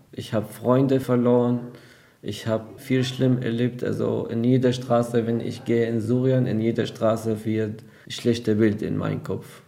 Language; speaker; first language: German; non-native, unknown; Arabic